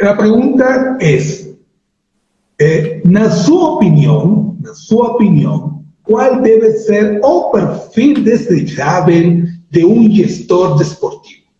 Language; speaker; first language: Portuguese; non-native, learner; Spanish